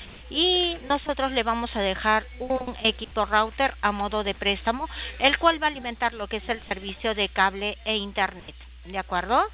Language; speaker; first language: Spanish; native; Spanish